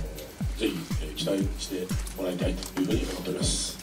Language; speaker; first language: Japanese; native; Japanese